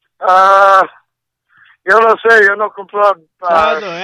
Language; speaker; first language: Spanish; non-native, learner; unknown